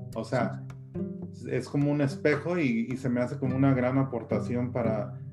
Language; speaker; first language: Spanish; early bilingual, heritage; Spanish